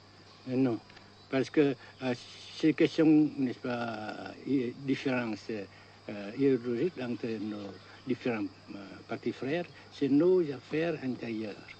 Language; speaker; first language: French; non-native, fluent; Vietnamese